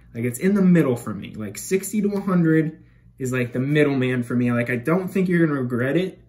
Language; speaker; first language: English; native; English